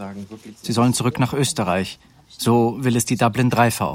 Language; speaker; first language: German; native; German